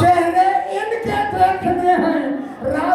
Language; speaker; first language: Urdu; native; Urdu